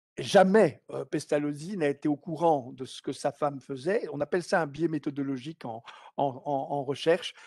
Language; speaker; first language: French; native; French